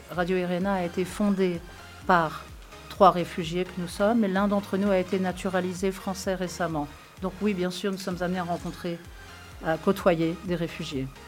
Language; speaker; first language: French; native; French